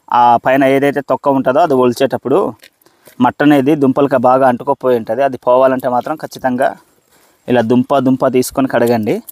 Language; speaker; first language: Telugu; non-native, local second language; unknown